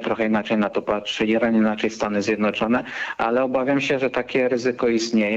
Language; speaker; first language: Polish; native; Polish